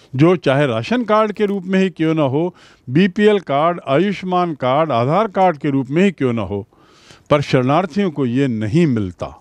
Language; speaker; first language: Hindi; native; Hindi